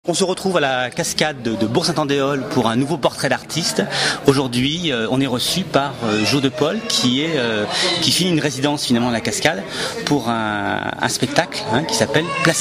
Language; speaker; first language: French; native; French